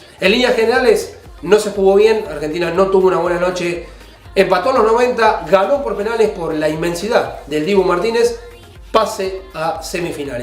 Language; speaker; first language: Spanish; native; Spanish